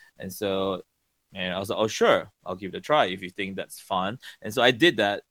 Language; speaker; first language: English; native; English